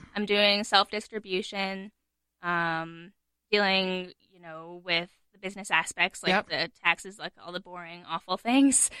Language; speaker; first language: English; native; English